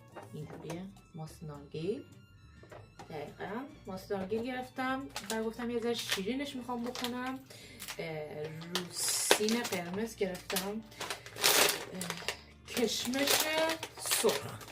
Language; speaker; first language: Persian; early bilingual, heritage; Persian